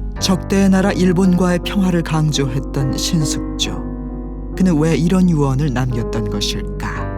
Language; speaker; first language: Korean; native; Korean